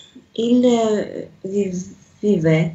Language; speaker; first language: French; non-native, learner; Russian